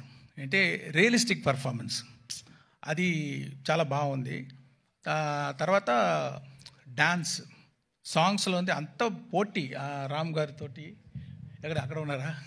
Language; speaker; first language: Telugu; non-native, local second language; Tamil